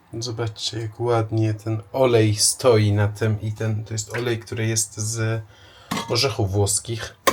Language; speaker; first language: Polish; non-native, fluent; Persian